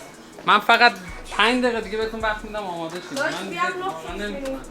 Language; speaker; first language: Persian; native; Persian